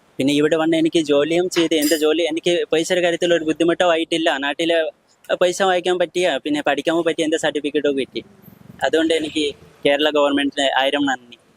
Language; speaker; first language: Malayalam; non-native, local second language; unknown